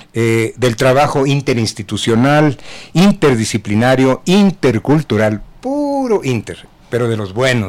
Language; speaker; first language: Spanish; native; Spanish